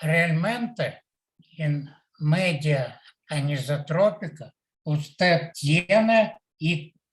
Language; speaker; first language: Spanish; non-native, learner; Portuguese